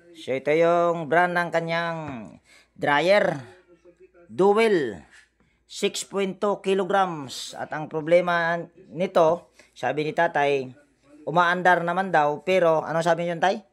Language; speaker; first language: Filipino; native; Filipino